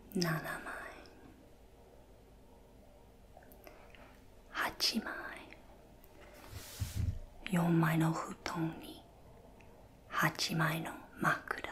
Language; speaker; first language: Japanese; non-native, fluent; English